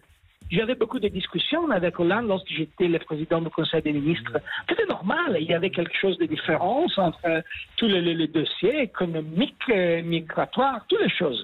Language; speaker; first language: French; non-native, fluent; Italian